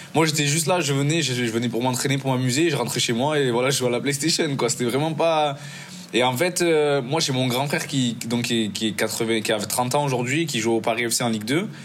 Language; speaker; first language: French; native; French